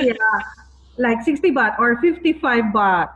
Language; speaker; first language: English; non-native, fluent; Thai